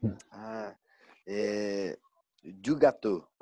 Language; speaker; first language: French; non-native, learner; Portuguese